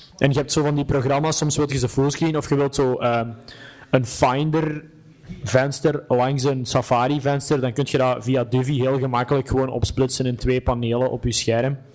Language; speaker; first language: Dutch; native; Dutch